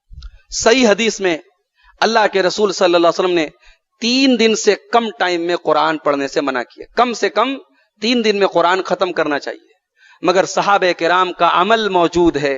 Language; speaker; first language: Urdu; native; Urdu